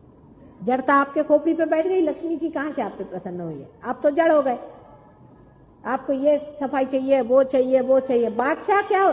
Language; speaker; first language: Hindi; non-native, local second language; Marathi